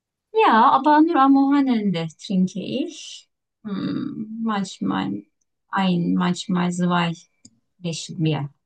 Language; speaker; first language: German; non-native, learner; Turkish